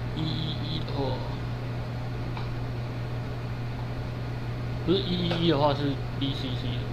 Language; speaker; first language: Chinese; native; Chinese